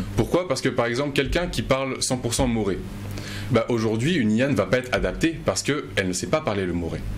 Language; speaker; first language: French; non-native, local second language; Mossi